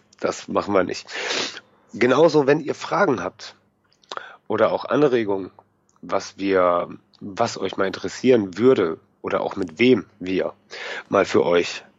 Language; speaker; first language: German; native; German